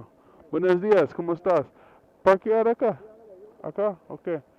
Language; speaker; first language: Spanish; non-native, learner; English